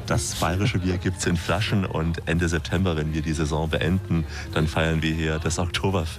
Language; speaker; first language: German; native; German